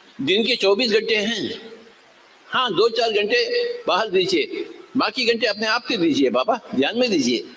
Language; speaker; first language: Hindi; non-native, local second language; Telugu